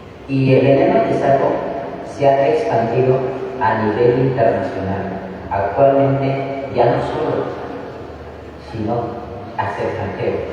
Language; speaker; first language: Spanish; non-native, local second language; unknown